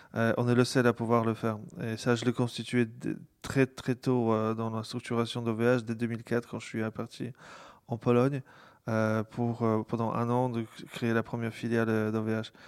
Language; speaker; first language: French; non-native, fluent; Polish